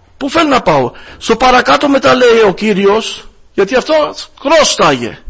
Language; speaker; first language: Greek; non-native, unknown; German